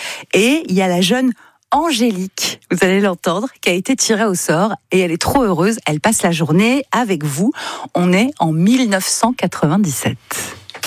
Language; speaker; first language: French; native; French